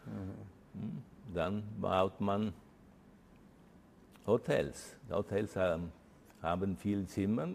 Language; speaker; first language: German; early bilingual, heritage; Italian